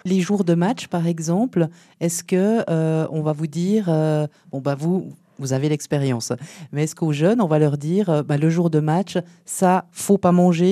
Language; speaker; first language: French; native; French